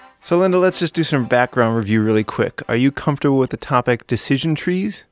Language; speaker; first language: English; native; English